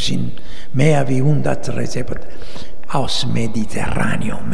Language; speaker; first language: German; non-native, learner; Italian